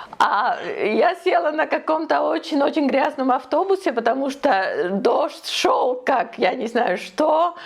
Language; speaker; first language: Russian; non-native, fluent; Spanish